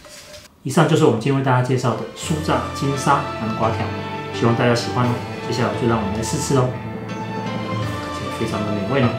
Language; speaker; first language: Chinese; native; Chinese